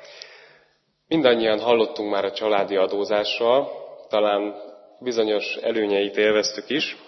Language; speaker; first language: Hungarian; native; Hungarian